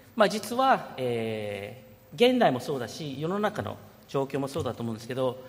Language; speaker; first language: Japanese; early bilingual, heritage; Japanese